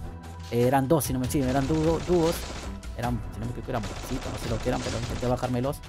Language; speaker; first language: Spanish; native; Spanish